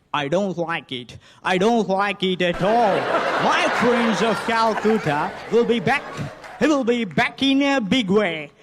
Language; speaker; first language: English; non-native, local second language; Tamil